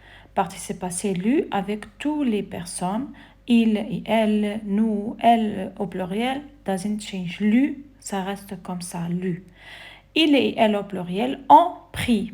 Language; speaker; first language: French; non-native, fluent; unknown